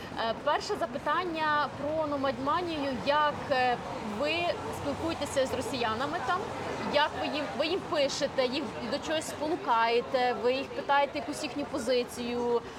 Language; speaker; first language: Ukrainian; native; Ukrainian